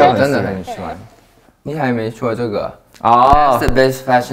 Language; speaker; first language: Chinese; non-native, learner; Thai